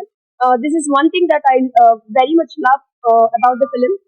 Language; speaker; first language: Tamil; non-native, fluent; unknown